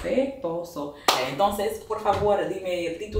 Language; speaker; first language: Spanish; non-native, fluent; English